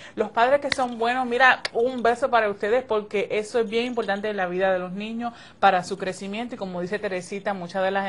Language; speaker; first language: Spanish; early bilingual, heritage; Spanish